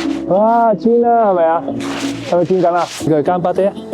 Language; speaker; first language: Cantonese; native; Cantonese